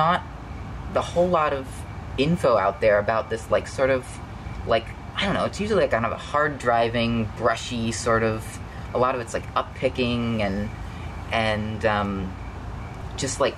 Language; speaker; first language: English; native; English